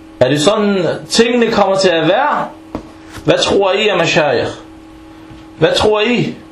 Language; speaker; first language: Danish; non-native, fluent; Arabic